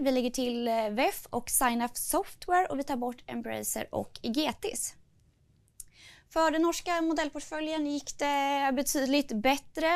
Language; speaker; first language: Swedish; native; Swedish